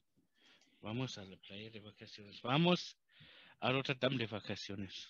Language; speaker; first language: Spanish; non-native, learner; German